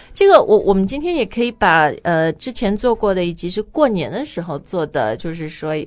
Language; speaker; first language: Chinese; native; Chinese